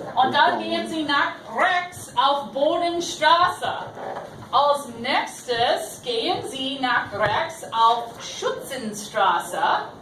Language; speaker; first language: German; non-native, fluent; English